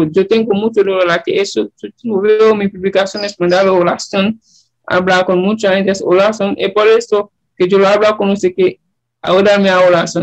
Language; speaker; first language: Spanish; non-native, learner; Haitian Creole